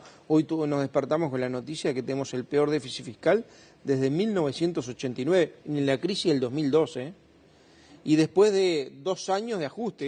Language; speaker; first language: Spanish; native; Spanish